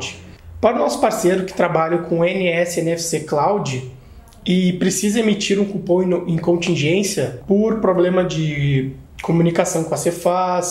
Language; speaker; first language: Portuguese; native; Portuguese